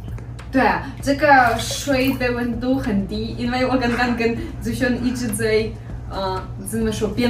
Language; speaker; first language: Chinese; non-native, fluent; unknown